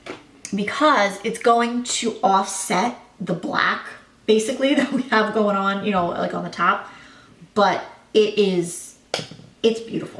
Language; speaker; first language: English; native; English